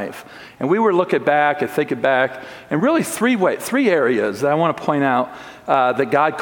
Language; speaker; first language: English; native; English